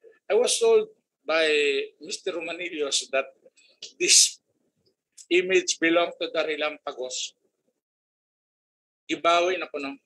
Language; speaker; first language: English; non-native, local second language; Filipino